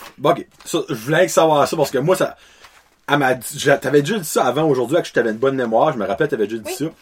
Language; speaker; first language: French; native; French